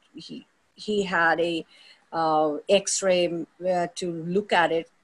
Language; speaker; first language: English; non-native, local second language; Bangla